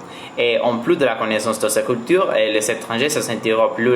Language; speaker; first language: French; non-native, learner; Spanish